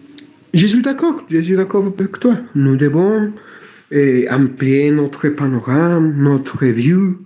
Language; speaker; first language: French; non-native, learner; Spanish